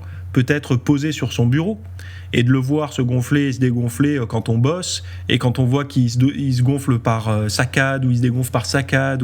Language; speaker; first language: French; native; French